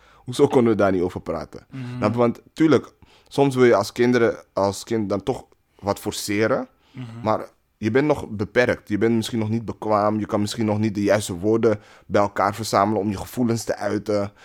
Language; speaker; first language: Dutch; native; Dutch